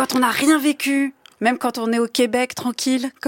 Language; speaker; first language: French; native; French